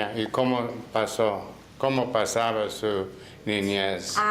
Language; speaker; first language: Spanish; non-native, learner; English